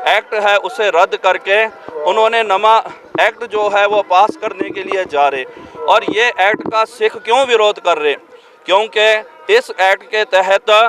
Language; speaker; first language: Hindi; non-native, local second language; Punjabi